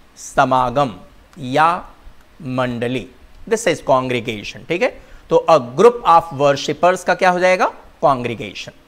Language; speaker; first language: Hindi; native; Hindi